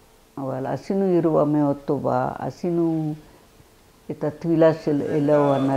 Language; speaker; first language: Hebrew; non-native, fluent; Marathi